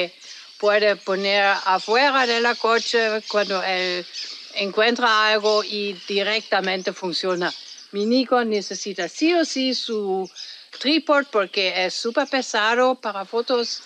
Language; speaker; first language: Spanish; non-native, fluent; German